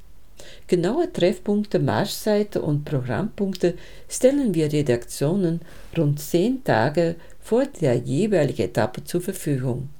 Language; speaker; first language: German; native; German